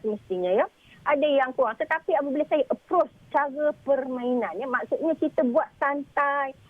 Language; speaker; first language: Malay; native; Malay